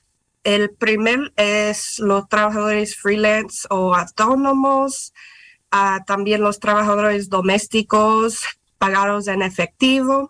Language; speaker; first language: Spanish; non-native, fluent; English